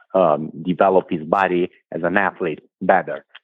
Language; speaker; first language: English; non-native, fluent; Italian